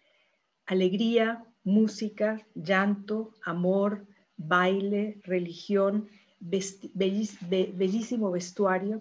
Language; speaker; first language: Spanish; native; Spanish